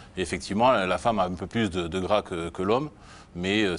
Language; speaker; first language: French; native; French